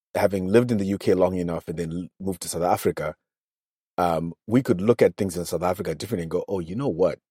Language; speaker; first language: English; non-native, local second language; Shona